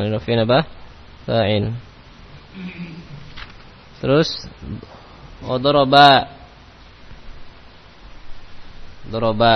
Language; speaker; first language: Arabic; non-native, fluent; Indonesian